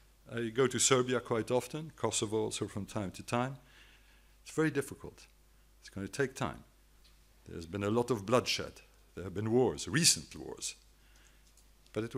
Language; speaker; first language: English; non-native, fluent; French